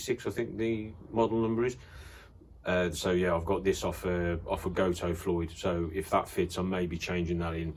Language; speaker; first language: English; native; English